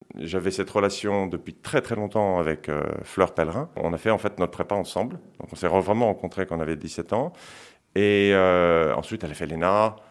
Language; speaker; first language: French; early bilingual, other home language; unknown